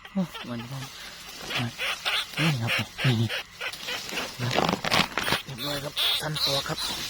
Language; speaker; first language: Thai; native; Thai